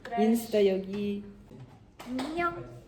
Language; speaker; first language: Korean; non-native, fluent; Russian